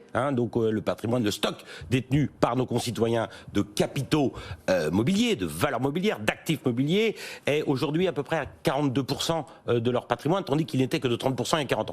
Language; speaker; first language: French; native; French